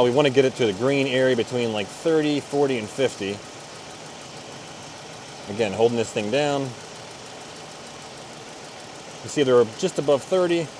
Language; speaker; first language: English; native; English